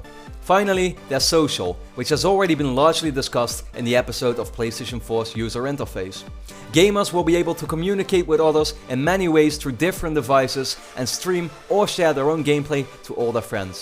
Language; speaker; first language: English; non-native, fluent; Dutch